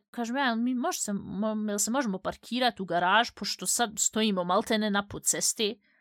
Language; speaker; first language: Bosnian; early bilingual, heritage; Bosnian